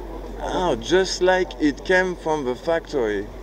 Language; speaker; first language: English; non-native, learner; French